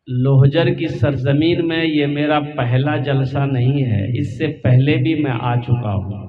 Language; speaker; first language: Hindi; non-native, local second language; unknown